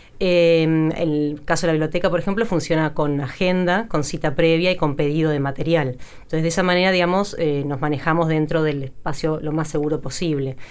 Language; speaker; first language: Spanish; native; Spanish